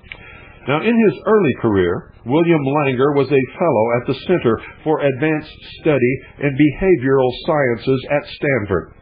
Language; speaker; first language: English; native; English